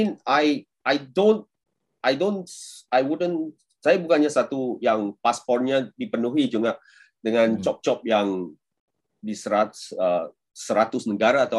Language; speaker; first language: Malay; non-native, local second language; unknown